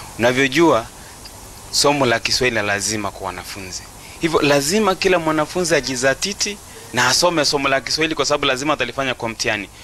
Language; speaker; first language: Swahili; non-native, local second language; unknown